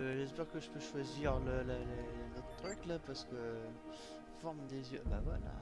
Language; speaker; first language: French; native; French